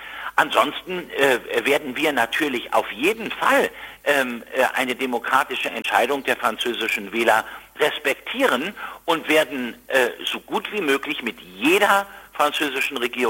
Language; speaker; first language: German; native; German